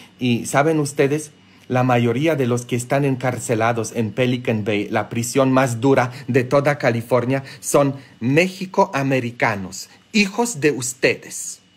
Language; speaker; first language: Spanish; non-native, fluent; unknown